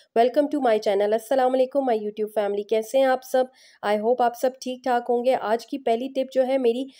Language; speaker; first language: Urdu; native; Urdu